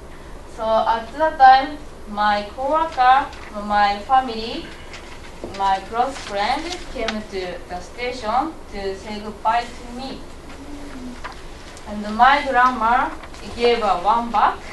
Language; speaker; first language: English; non-native, learner; Japanese